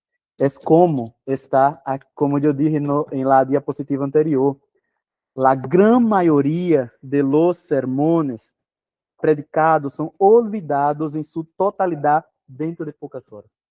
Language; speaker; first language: Spanish; non-native, fluent; Portuguese